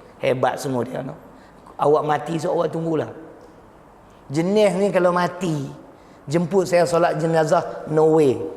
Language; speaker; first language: Malay; native; Malay